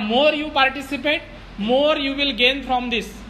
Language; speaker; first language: Hindi; non-native, local second language; Marathi